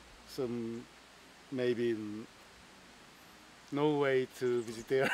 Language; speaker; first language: English; non-native, fluent; Korean